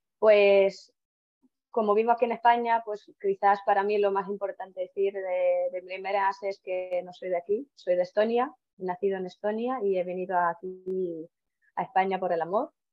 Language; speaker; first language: Spanish; non-native, fluent; Estonian